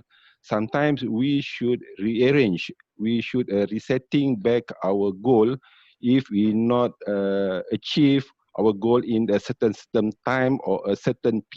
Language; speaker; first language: English; non-native, learner; Malay